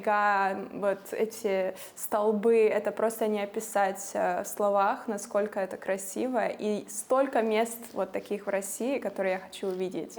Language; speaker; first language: Russian; non-native, fluent; English